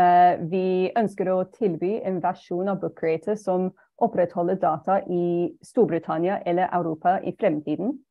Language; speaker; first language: Norwegian; non-native, fluent; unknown